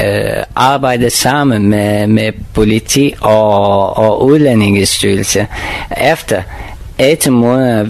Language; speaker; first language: Danish; non-native, learner; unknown